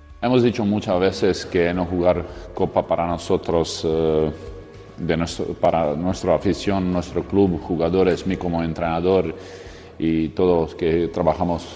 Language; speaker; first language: Spanish; non-native, learner; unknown